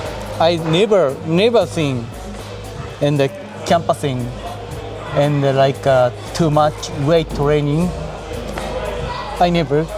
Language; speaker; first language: English; non-native, learner; Japanese